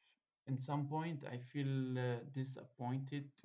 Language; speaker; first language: English; non-native, fluent; Arabic